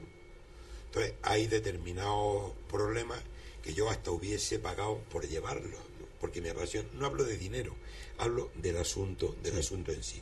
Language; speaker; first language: Spanish; native; Spanish